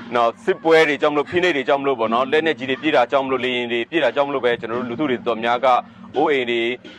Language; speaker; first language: Burmese; non-native, local second language; Western Kayah